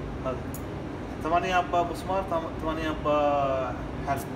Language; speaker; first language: Arabic; non-native, learner; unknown